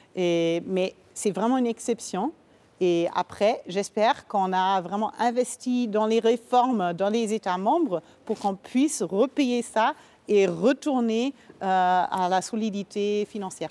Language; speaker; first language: French; non-native, fluent; German